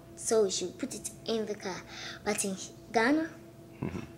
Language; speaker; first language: English; non-native, local second language; Akan